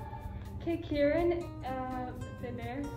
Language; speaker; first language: Spanish; non-native, learner; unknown